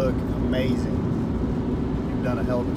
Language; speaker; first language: English; native; English